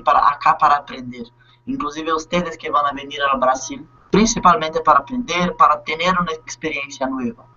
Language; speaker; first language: Spanish; non-native, learner; Portuguese